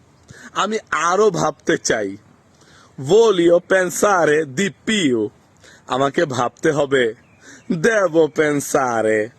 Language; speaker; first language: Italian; non-native, fluent; Bangla